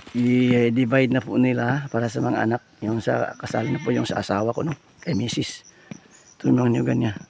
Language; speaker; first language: Filipino; native; Filipino